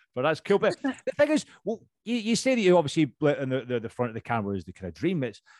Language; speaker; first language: English; native; English